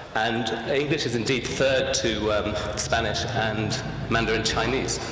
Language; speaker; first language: English; native; English